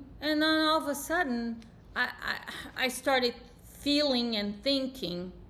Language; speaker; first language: English; native; English